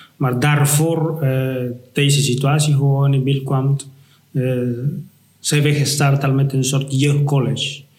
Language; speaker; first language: Dutch; non-native, fluent; Spanish